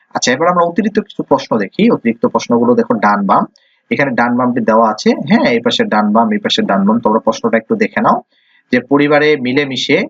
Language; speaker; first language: Bangla; native; Bangla